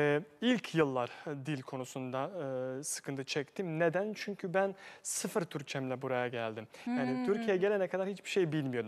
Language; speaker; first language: Turkish; non-native, fluent; Bosnian